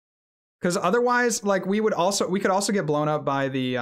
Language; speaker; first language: English; native; English